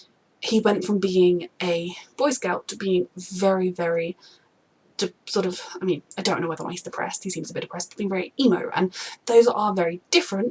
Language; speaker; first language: English; native; English